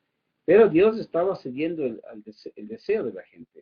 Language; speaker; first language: Spanish; native; Spanish